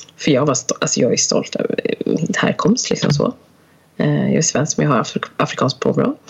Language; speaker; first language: Swedish; early bilingual, other home language; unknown